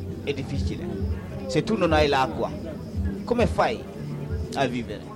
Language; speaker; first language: Italian; non-native, learner; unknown